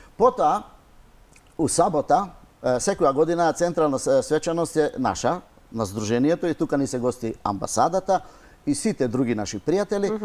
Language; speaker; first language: Macedonian; non-native, fluent; Hungarian